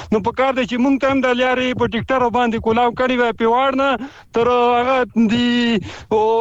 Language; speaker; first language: Pashto; native; Pashto